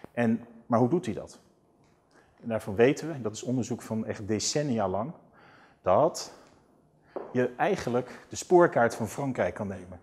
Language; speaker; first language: Dutch; native; Dutch